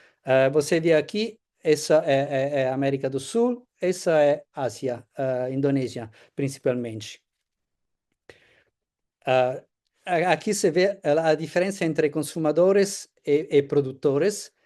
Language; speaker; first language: Portuguese; non-native, fluent; Italian